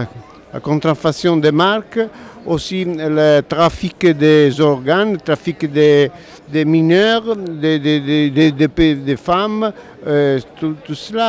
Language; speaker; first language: French; non-native, learner; Italian